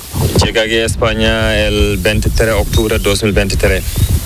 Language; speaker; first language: Spanish; non-native, learner; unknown